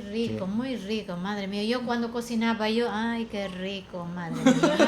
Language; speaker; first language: Spanish; non-native, fluent; Filipino